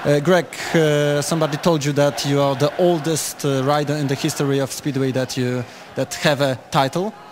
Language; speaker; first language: English; non-native, learner; Polish